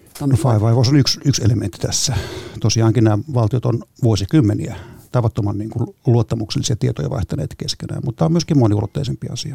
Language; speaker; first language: Finnish; native; Finnish